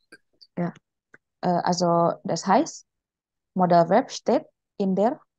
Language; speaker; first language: German; non-native, fluent; Indonesian